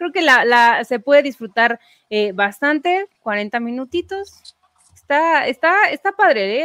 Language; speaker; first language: Spanish; native; Spanish